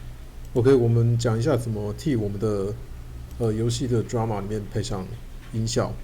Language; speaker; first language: Chinese; native; Chinese